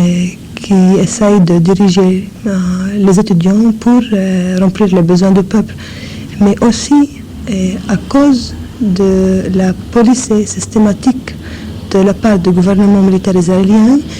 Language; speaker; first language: French; non-native, fluent; English